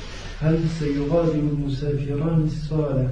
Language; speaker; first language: Arabic; non-native, learner; French